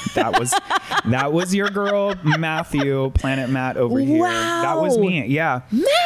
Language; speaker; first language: English; native; English